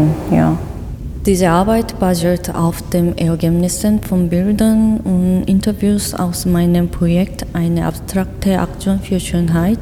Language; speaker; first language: German; non-native, fluent; Korean